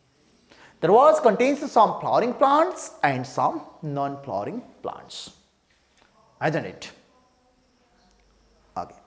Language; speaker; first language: English; non-native, local second language; Nepali